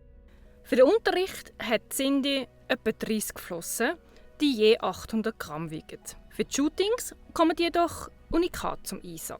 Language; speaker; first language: German; native; German